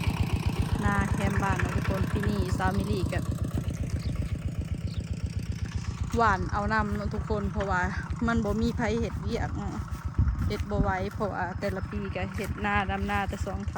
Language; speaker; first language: Thai; non-native, local second language; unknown